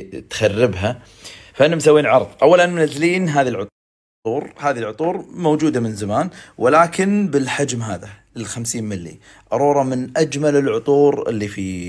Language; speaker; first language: Arabic; native; Arabic